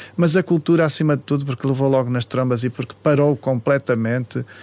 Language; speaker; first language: Portuguese; native; Portuguese